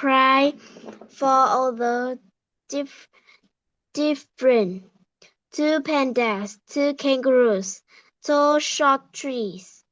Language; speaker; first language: English; non-native, learner; Vietnamese